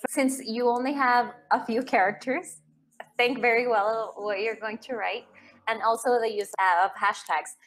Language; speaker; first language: English; non-native, fluent; Spanish